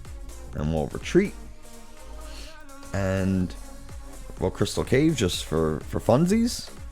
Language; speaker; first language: English; native; English